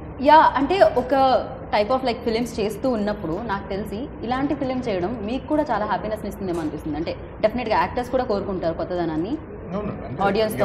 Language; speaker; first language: Telugu; native; Telugu